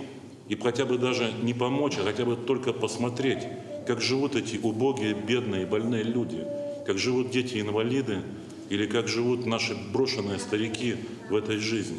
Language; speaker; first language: Russian; native; Russian